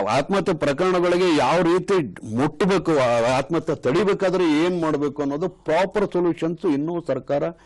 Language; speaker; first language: Kannada; native; Kannada